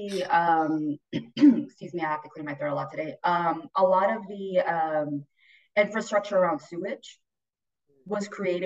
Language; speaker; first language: English; native; English